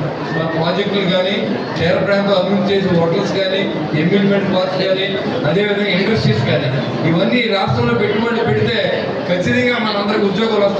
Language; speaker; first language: Telugu; native; Telugu